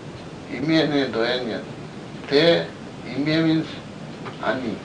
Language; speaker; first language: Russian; non-native, learner; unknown